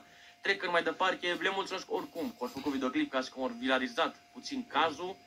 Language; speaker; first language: Romanian; native; Romanian